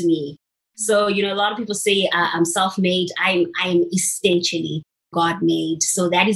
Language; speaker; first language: English; non-native, local second language; Shona